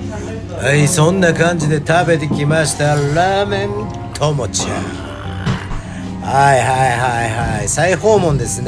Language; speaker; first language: Japanese; native; Japanese